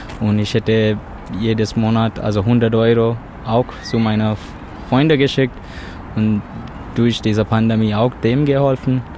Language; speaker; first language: German; non-native, learner; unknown